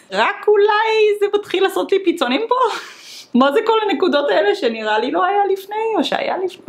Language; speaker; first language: Hebrew; native; Hebrew